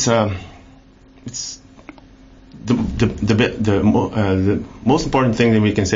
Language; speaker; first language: English; non-native, fluent; Portuguese